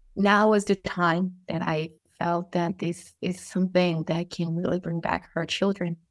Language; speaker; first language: English; non-native, fluent; Japanese